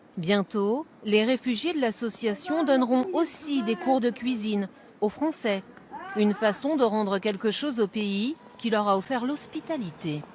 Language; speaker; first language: French; native; French